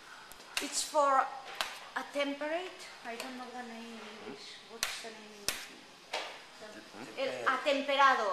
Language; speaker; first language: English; non-native, learner; Spanish